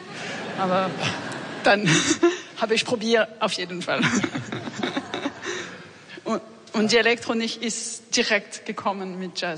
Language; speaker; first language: German; non-native, learner; French